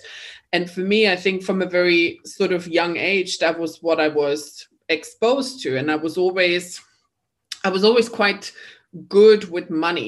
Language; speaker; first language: English; non-native, fluent; German